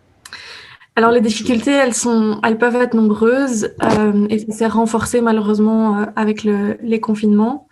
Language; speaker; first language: French; native; French